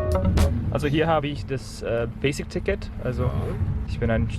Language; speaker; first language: German; non-native, learner; Tatar